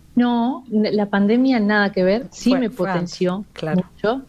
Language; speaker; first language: Spanish; native; Spanish